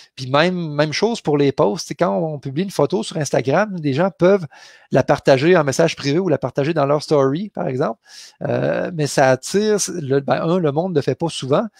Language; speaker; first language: French; native; French